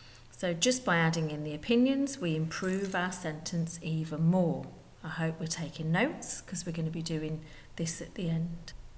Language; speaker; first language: English; native; English